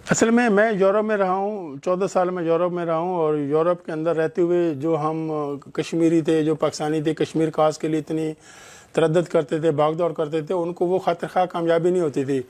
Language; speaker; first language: Urdu; non-native, local second language; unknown